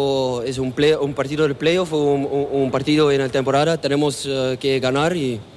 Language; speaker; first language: Spanish; non-native, learner; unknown